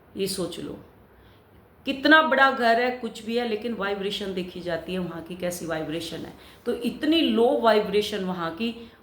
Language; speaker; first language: Hindi; native; Hindi